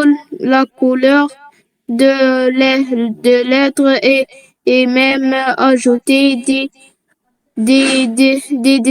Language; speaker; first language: French; non-native, local second language; Arabic